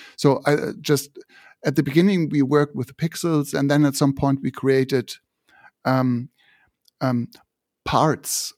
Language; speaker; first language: English; non-native, fluent; German